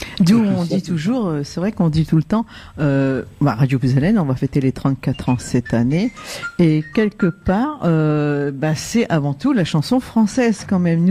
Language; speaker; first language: French; native; French